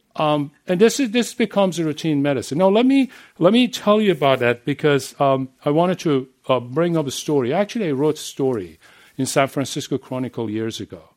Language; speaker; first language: English; non-native, fluent; Persian